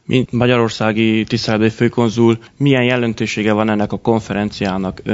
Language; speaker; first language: Hungarian; native; Hungarian